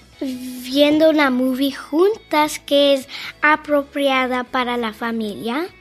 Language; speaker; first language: Spanish; early bilingual, heritage; Spanish